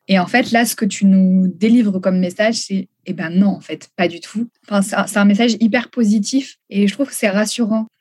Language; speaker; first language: French; native; French